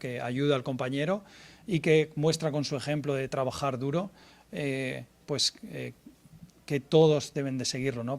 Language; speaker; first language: Spanish; native; Spanish